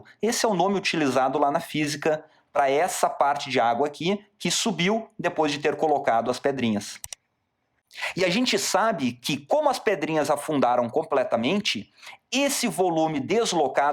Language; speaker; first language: Portuguese; native; Portuguese